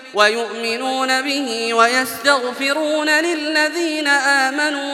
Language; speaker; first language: Arabic; native; Arabic